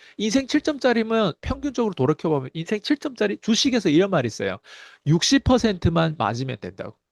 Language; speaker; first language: Korean; early bilingual, heritage; Korean